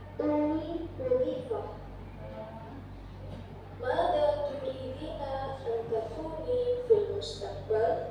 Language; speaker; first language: Arabic; non-native, learner; Indonesian